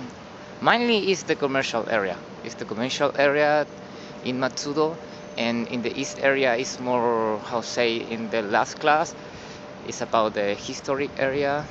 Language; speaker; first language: English; non-native, learner; Spanish